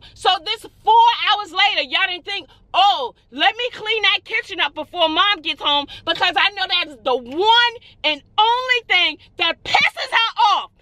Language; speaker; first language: English; native; English